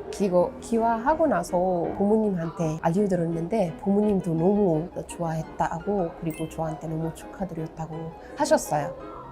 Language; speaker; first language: Korean; non-native, fluent; Arabic